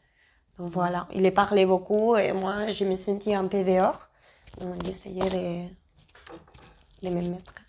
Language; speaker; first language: French; non-native, learner; Spanish